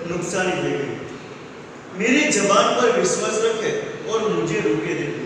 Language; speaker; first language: Hindi; non-native, local second language; Gujarati